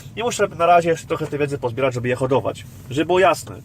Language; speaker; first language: Polish; native; Polish